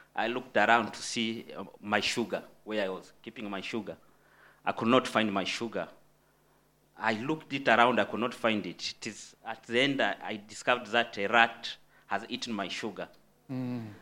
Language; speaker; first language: English; non-native, fluent; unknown